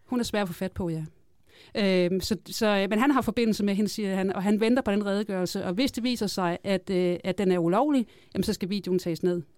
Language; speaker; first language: Danish; native; Danish